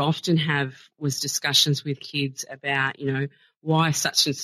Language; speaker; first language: English; native; English